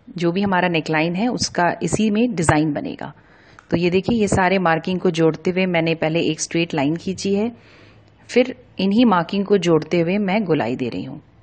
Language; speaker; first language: Hindi; native; Hindi